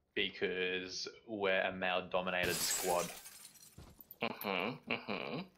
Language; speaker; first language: English; native; English